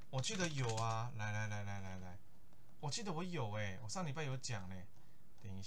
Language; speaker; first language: Chinese; native; Chinese